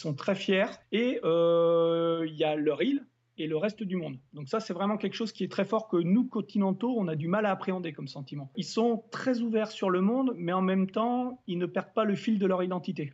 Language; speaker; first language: French; native; French